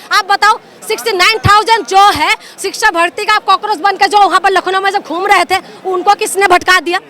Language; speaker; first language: Hindi; non-native, local second language; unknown